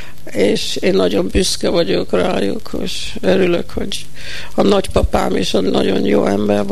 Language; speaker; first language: Hungarian; early bilingual, heritage; Hungarian